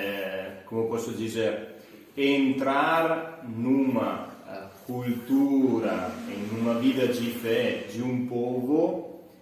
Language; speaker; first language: Portuguese; non-native, fluent; Italian